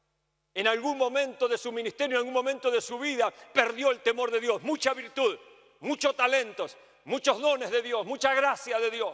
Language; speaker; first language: Spanish; native; Spanish